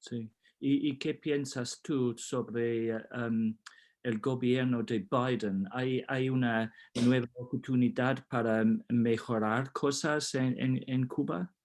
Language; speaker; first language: Spanish; non-native, learner; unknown